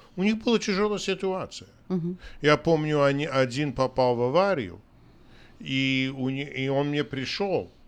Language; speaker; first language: Russian; non-native, fluent; English